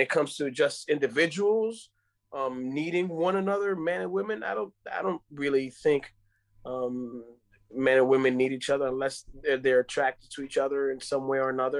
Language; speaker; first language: English; non-native, fluent; Spanish